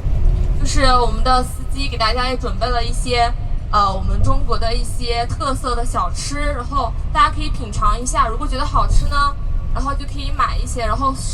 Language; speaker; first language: Chinese; native; Chinese